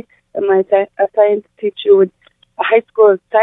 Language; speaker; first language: English; non-native, fluent; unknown